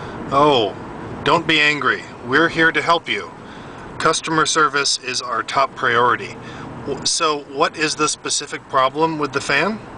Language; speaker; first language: English; native; English